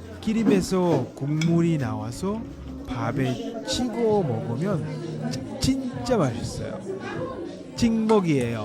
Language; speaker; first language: Korean; non-native, fluent; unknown